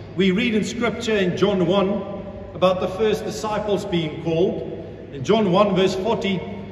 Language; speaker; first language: English; non-native, local second language; Afrikaans